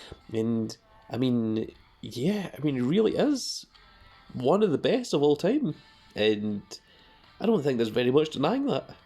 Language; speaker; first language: English; native; English